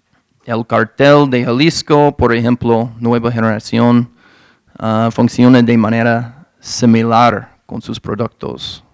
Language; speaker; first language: Spanish; non-native, fluent; English